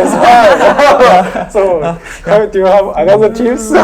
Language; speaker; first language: English; non-native, learner; Chinese